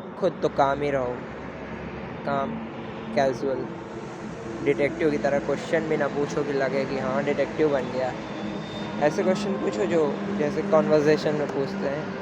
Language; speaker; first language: Hindi; native; Hindi